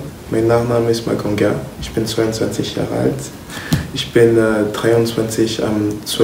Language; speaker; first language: German; non-native, learner; French